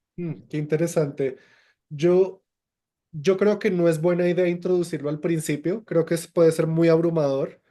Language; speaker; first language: Spanish; native; Spanish